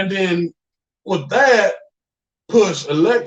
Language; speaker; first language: English; native; English